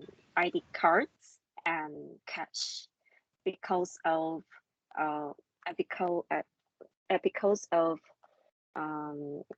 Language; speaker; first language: English; non-native, learner; Korean